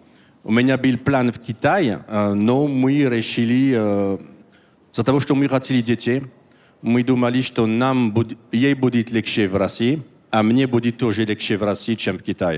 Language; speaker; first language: Russian; non-native, learner; French